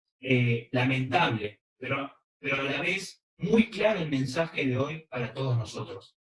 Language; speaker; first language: Spanish; early bilingual, other home language; Korean